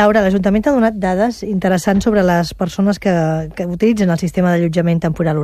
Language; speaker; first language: Catalan; native; Catalan